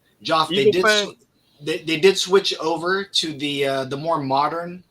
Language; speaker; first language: English; native; English